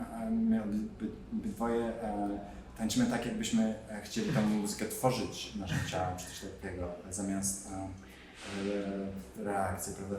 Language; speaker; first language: Polish; non-native, learner; English